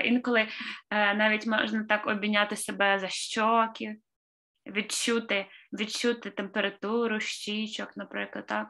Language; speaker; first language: Ukrainian; native; Ukrainian